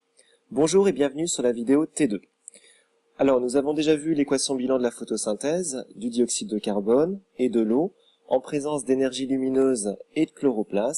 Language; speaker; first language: French; native; French